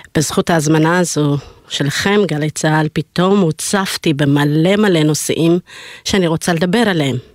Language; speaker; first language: Hebrew; early bilingual, other home language; Amharic